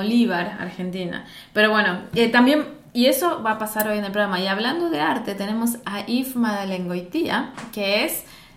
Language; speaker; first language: Spanish; native; Spanish